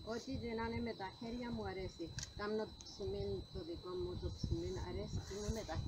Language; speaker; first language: Greek; early bilingual, heritage; Greek